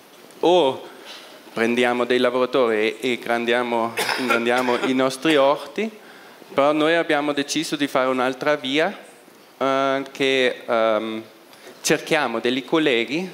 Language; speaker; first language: Italian; non-native, local second language; German